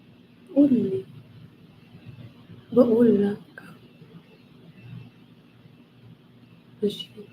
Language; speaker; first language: Arabic; non-native, learner; English